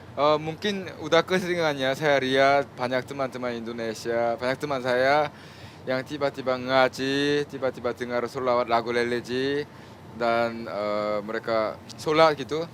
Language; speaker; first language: Indonesian; non-native, fluent; Korean